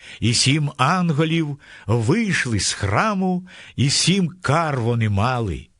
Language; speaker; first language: Ukrainian; native; Ukrainian